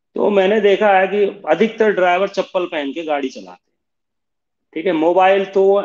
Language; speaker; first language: Hindi; native; Hindi